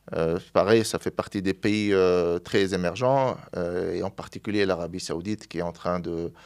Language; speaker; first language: French; non-native, local second language; Arabic